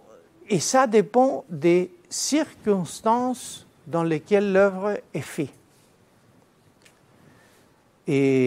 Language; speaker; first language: French; non-native, fluent; Spanish